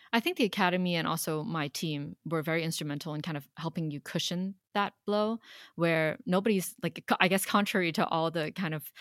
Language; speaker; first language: English; non-native, local second language; Cantonese